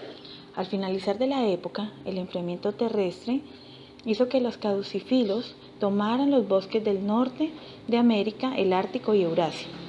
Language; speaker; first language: Spanish; native; Spanish